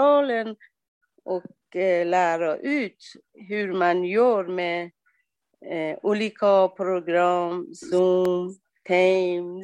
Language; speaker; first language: Swedish; non-native, learner; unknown